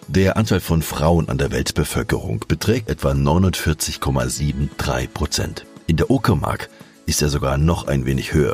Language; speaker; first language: German; native; German